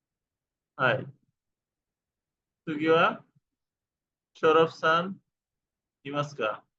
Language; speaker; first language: Japanese; non-native, fluent; Bangla